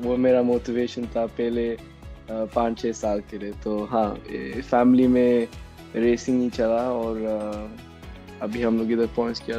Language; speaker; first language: Hindi; non-native, local second language; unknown